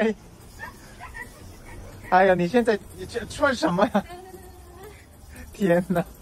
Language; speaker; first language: Chinese; non-native, fluent; Korean